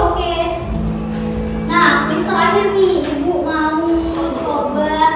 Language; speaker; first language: Indonesian; native; Indonesian